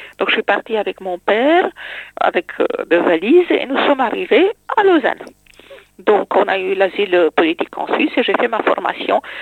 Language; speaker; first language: French; non-native, fluent; Romanian